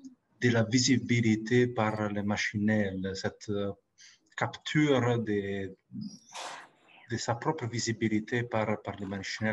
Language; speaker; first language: French; non-native, fluent; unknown